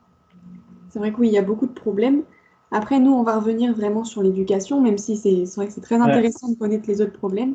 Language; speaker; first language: French; native; French